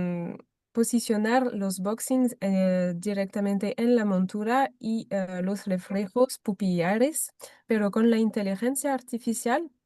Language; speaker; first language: Spanish; non-native, fluent; French